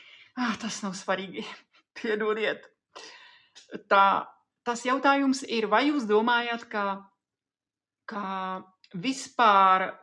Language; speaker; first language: Latvian; non-native, fluent; Czech